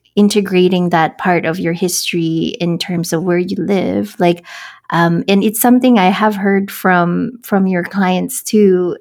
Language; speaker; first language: English; non-native, local second language; Filipino